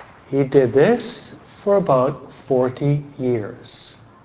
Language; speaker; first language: English; native; English